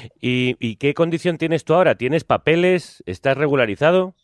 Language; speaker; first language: Spanish; native; Spanish